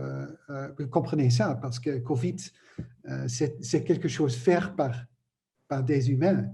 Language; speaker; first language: French; non-native, learner; Dutch